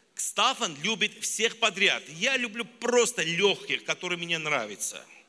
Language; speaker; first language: Russian; non-native, local second language; Armenian